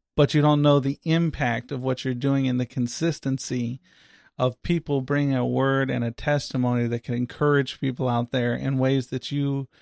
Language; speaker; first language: English; native; English